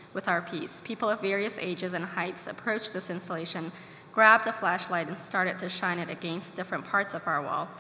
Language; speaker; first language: English; non-native, fluent; Persian